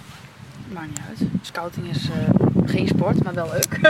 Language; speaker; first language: Dutch; native; Dutch